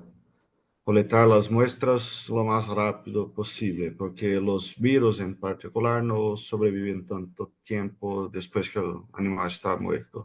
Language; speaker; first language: Spanish; non-native, fluent; Portuguese